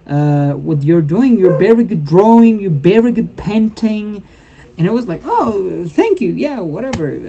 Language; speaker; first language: English; non-native, fluent; Spanish